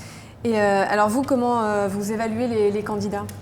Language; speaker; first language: French; native; French